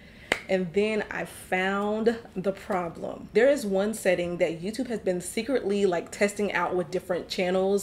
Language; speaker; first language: English; native; English